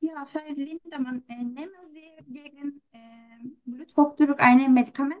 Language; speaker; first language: German; non-native, learner; Turkish